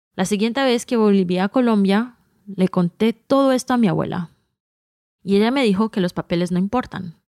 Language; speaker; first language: Spanish; early bilingual, heritage; Spanish